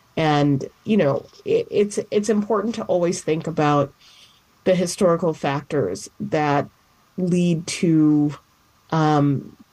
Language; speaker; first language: English; native; English